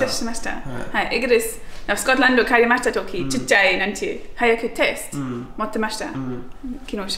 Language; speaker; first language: Japanese; non-native, learner; English